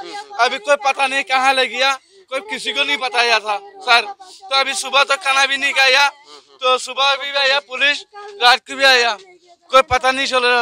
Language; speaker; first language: Hindi; non-native, learner; Rohingya